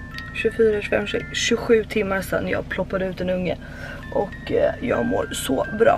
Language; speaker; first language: Swedish; native; Swedish